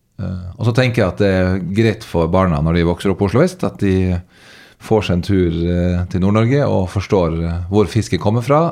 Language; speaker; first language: Norwegian; native; Norwegian